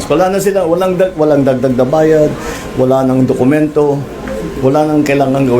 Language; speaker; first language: Filipino; native; Filipino